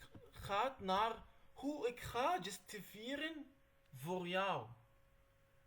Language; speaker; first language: Dutch; non-native, learner; Arabic